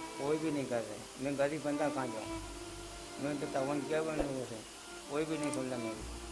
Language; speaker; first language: Urdu; non-native, local second language; Pashto